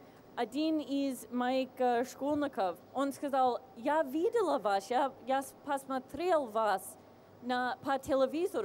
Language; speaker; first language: Russian; non-native, fluent; English